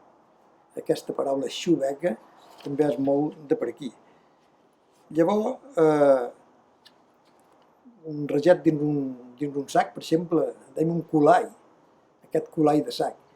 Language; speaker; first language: Catalan; native; Catalan